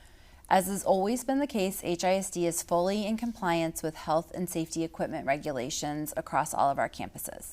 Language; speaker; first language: English; native; English